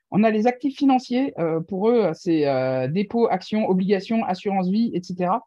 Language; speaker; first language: French; native; French